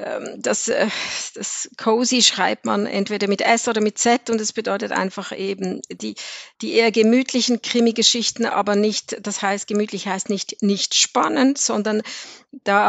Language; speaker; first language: German; native; German